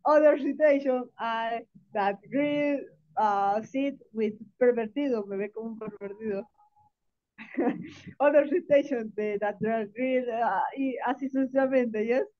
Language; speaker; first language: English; non-native, learner; Spanish